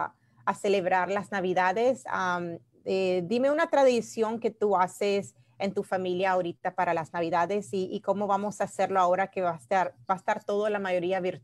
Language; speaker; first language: Spanish; early bilingual, heritage; Spanish